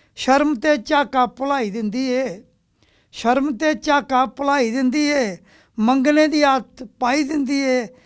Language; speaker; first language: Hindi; non-native, local second language; Dogri